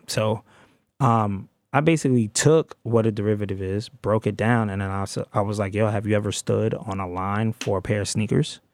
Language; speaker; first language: English; native; English